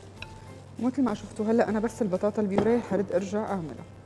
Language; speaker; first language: Arabic; native; Arabic